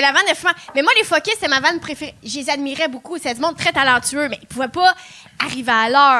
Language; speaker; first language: French; native; French